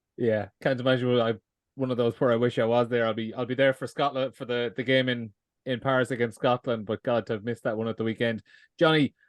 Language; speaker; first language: English; native; English